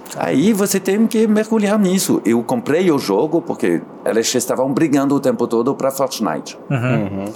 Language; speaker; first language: Portuguese; non-native, fluent; French